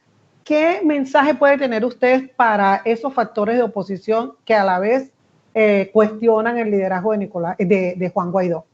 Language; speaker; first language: Spanish; native; Spanish